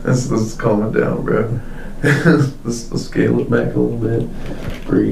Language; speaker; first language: English; native; English